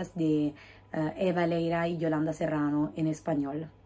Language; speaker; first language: Spanish; non-native, learner; Italian